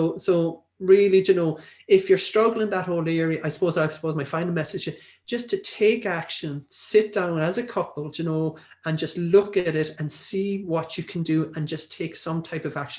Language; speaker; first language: English; native; English